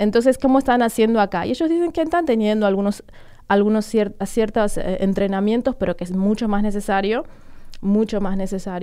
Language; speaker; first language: Spanish; native; Spanish